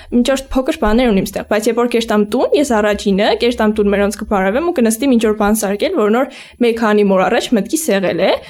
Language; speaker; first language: Armenian; native; Armenian